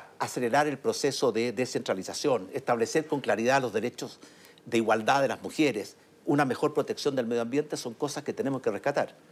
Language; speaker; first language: Spanish; native; Spanish